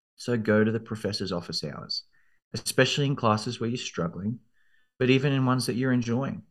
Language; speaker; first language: English; native; English